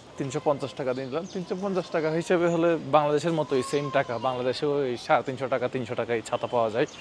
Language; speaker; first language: Bangla; native; Bangla